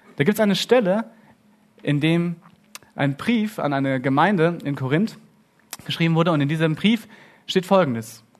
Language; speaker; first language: German; native; German